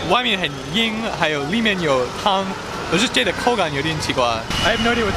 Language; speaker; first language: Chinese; non-native, learner; English